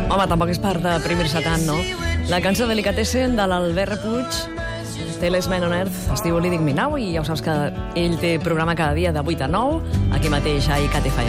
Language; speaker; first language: Catalan; native; Catalan